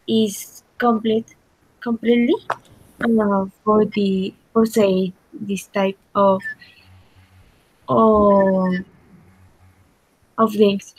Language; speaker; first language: English; non-native, learner; Spanish